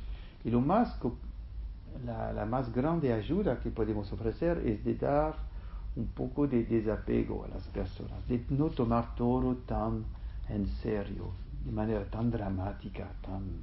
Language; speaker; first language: Spanish; non-native, fluent; French